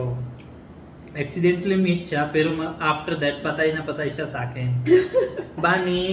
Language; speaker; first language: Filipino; non-native, learner; Punjabi